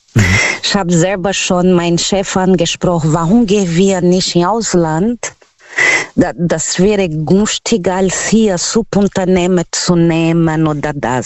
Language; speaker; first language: German; non-native, learner; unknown